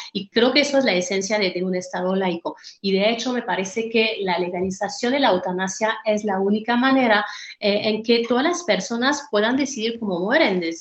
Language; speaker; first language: Spanish; non-native, fluent; French